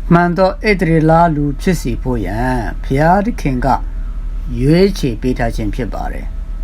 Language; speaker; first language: Burmese; non-native, local second language; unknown